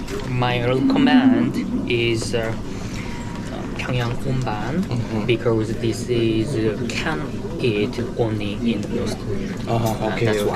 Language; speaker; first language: English; non-native, learner; Korean